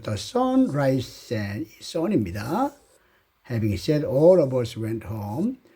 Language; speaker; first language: English; non-native, fluent; Korean